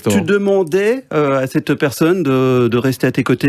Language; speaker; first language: French; native; French